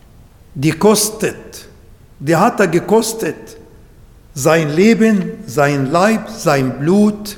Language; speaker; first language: German; non-native, learner; Arabic